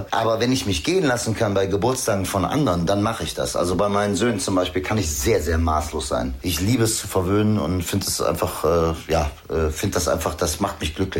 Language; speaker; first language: German; native; German